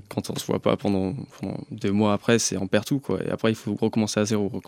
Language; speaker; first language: French; early bilingual, other home language; English